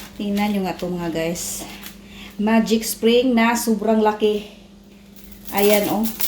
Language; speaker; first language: Filipino; non-native, local second language; Cebuano